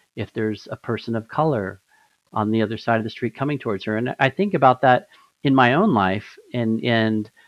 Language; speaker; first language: English; native; English